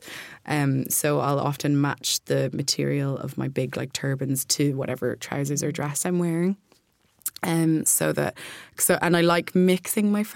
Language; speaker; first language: English; native; English